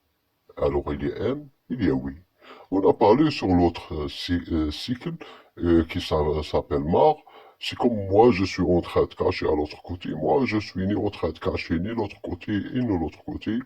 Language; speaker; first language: French; non-native, learner; Arabic